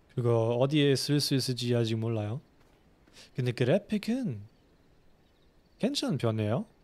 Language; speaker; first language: Korean; non-native, fluent; German